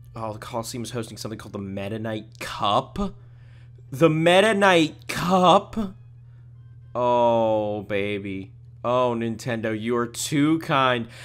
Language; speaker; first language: English; native; English